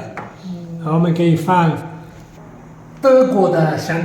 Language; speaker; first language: Chinese; non-native, fluent; Italian